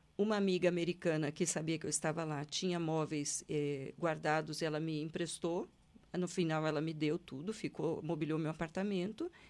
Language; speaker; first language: Portuguese; native; Portuguese